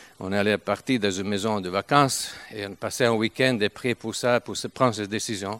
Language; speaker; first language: French; non-native, fluent; Italian